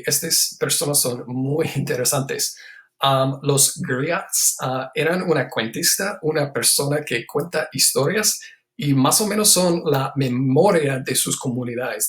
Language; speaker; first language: Spanish; non-native, fluent; English